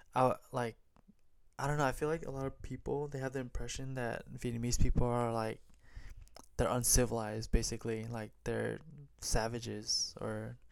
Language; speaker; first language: English; native; English